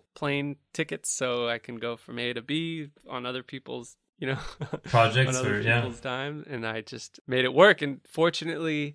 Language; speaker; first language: English; native; English